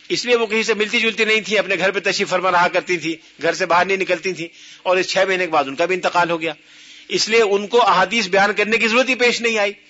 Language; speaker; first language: Urdu; native; Urdu